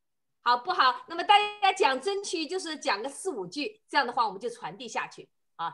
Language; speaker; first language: Chinese; native; Chinese